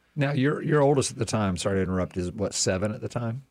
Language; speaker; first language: English; native; English